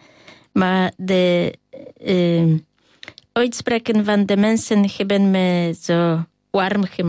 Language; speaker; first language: Dutch; non-native, learner; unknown